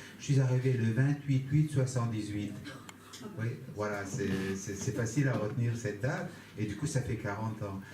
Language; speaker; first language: French; non-native, fluent; Kurdish